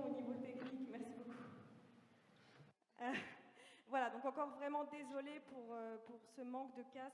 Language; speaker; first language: French; native; French